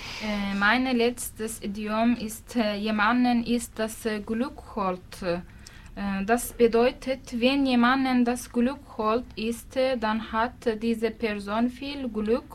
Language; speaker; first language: German; non-native, learner; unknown